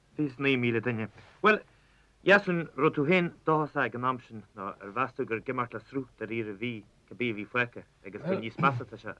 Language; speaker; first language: Irish; native; Irish